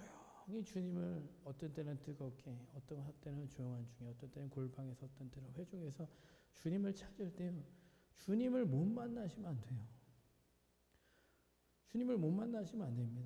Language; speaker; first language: Korean; native; Korean